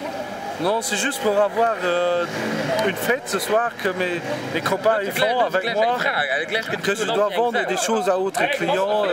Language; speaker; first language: French; non-native, local second language; Luxembourgish